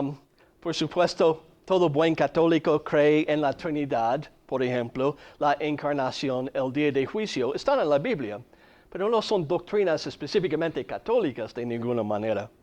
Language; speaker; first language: Spanish; non-native, fluent; English